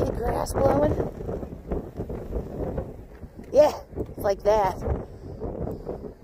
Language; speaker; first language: English; native; English